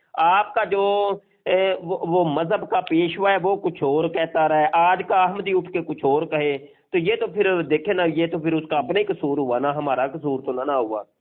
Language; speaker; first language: Urdu; non-native, local second language; Punjabi